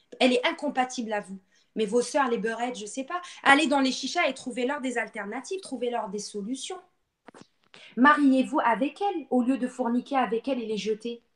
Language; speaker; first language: French; non-native, local second language; Arabic